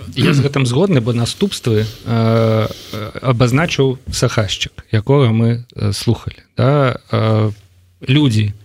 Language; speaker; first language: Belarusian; non-native, local second language; Russian